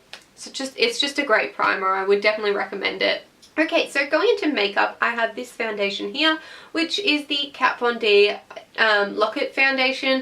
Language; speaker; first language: English; native; English